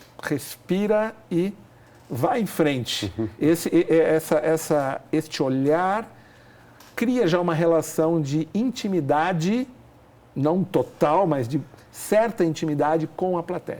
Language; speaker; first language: Portuguese; native; Portuguese